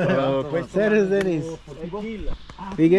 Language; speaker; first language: German; non-native, learner; Slovak